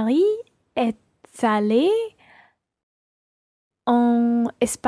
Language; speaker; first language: French; non-native, learner; English